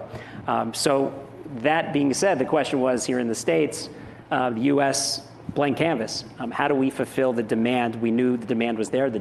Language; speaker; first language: English; native; English